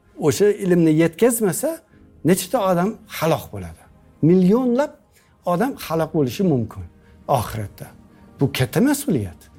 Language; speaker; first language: Uzbek; non-native, fluent; English